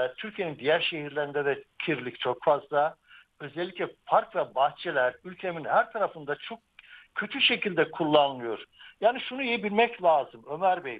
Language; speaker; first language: Turkish; native; Turkish